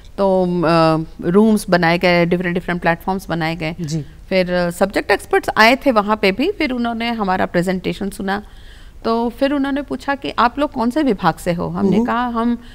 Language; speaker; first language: Hindi; non-native, local second language; Telugu